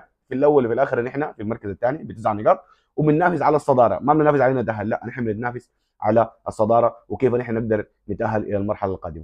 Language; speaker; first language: Arabic; native; Arabic